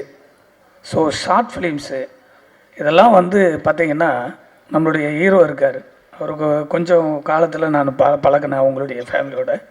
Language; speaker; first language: Tamil; native; Tamil